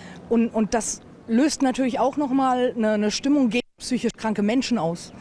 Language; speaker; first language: German; native; German